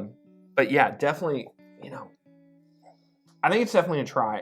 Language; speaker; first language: English; native; English